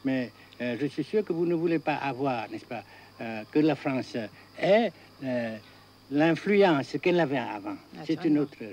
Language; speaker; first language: French; non-native, local second language; Vietnamese